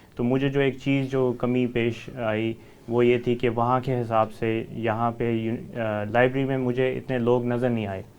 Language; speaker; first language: Urdu; early bilingual, heritage; Urdu